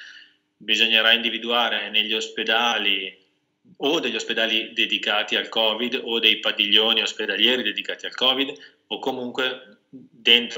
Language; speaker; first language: Italian; native; Italian